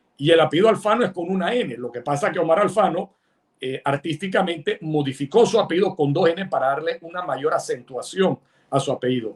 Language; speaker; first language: Spanish; early bilingual, other home language; Italian